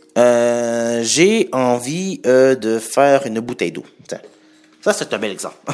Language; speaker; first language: French; native; French